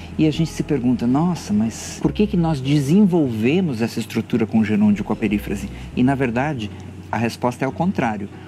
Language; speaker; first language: Portuguese; native; Portuguese